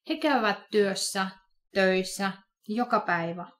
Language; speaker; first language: Finnish; non-native, fluent; Russian